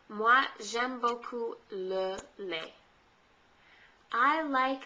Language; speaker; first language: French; non-native, fluent; English